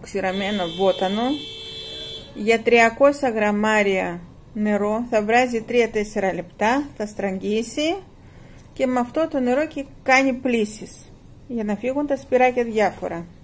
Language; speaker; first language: Greek; non-native, fluent; Russian